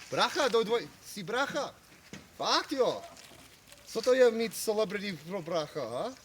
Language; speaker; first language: Czech; non-native, learner; English